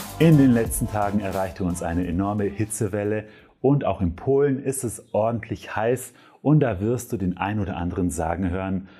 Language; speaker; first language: German; non-native, fluent; Polish